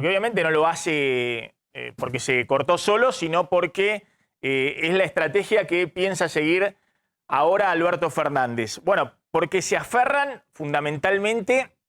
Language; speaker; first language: Spanish; native; Spanish